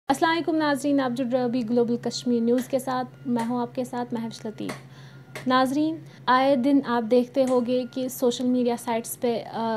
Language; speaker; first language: Hindi; non-native, local second language; Kashmiri